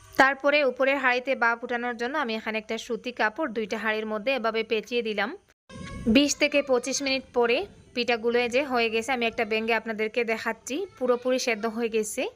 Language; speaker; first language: Bangla; native; Bangla